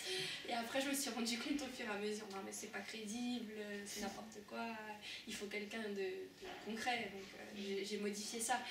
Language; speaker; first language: French; native; French